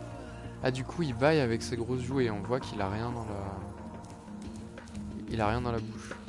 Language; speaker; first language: French; native; French